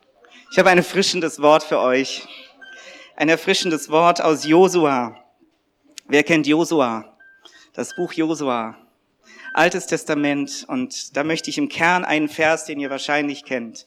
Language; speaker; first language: German; native; German